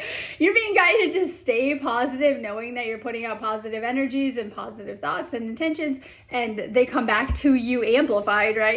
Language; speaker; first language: English; native; English